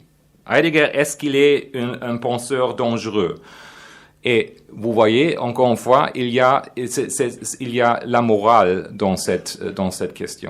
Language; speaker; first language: French; non-native, fluent; German